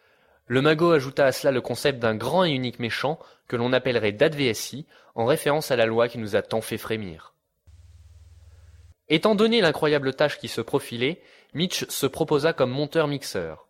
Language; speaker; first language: French; native; French